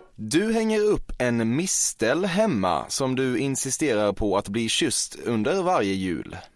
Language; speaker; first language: Swedish; native; Swedish